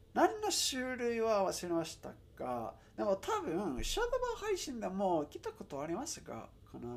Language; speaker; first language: Japanese; non-native, learner; Spanish